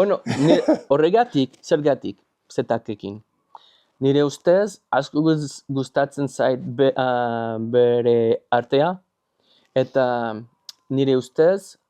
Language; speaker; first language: Basque; non-native, learner; English